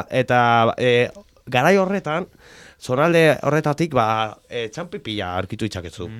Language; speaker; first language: Basque; non-native, local second language; Spanish